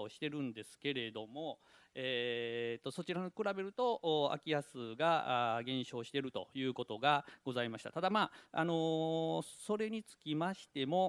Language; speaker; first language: Japanese; native; Japanese